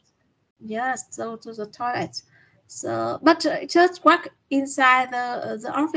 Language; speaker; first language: English; non-native, learner; Vietnamese